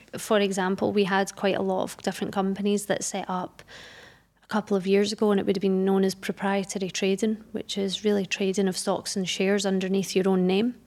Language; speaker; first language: English; native; English